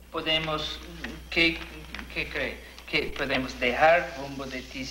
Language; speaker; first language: Spanish; non-native, learner; English